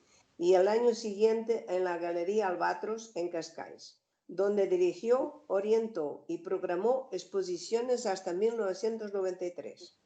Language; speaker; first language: Spanish; non-native, fluent; Portuguese